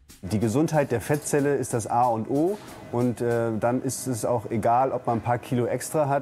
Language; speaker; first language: German; native; German